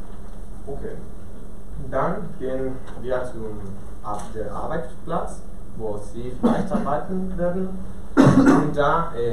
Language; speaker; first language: German; non-native, learner; Spanish